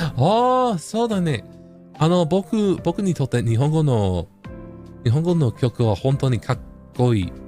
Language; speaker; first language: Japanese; non-native, learner; English